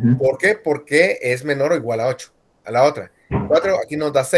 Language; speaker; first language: Spanish; native; Spanish